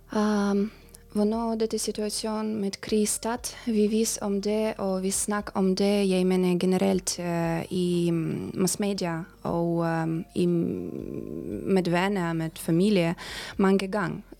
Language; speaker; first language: Danish; non-native, fluent; Ukrainian